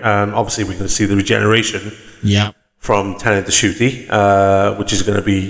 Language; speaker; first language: English; native; English